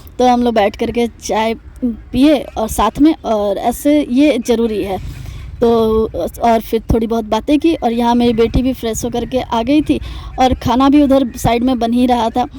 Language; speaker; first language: Hindi; non-native, local second language; Bangla